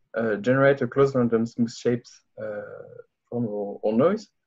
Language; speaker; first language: English; non-native, learner; French